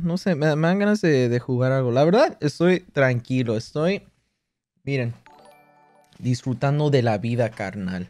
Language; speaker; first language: Spanish; early bilingual, heritage; Spanish